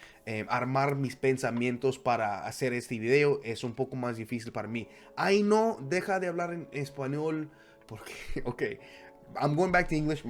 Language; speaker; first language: Spanish; non-native, fluent; English